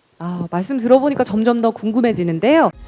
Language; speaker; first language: Korean; native; Korean